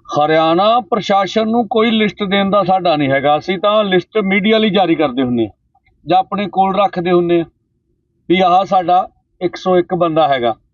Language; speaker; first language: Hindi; non-native, local second language; Punjabi